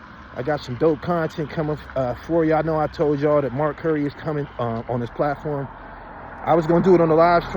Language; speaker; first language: English; native; English